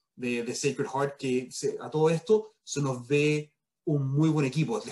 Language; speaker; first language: Spanish; early bilingual, heritage; Spanish